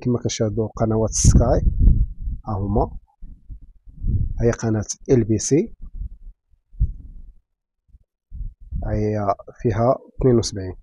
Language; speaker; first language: Arabic; native; Arabic